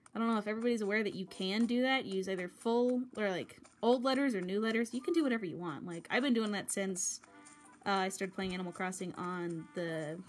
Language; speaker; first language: English; native; English